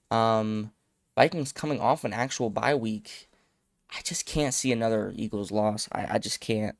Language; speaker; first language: English; native; English